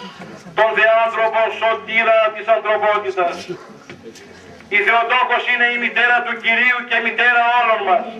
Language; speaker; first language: Greek; native; Greek